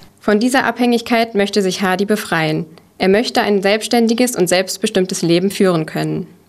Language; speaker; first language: German; native; German